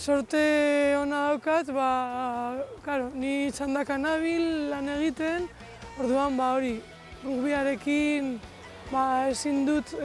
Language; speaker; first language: Basque; non-native, local second language; Spanish